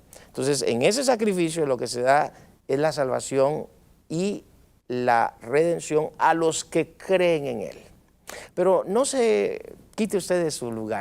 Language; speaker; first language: Spanish; native; Spanish